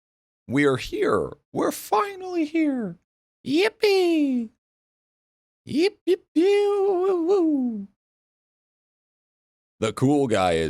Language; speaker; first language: English; native; English